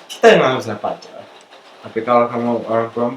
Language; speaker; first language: Indonesian; non-native, local second language; English